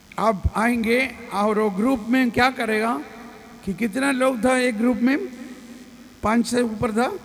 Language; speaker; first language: Hindi; non-native, local second language; Malayalam